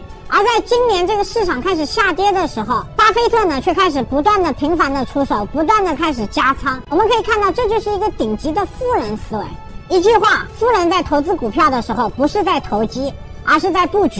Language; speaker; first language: Chinese; native; Chinese